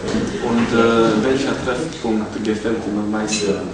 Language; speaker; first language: German; non-native, learner; Croatian